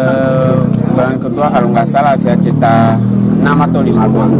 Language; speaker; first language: Indonesian; non-native, fluent; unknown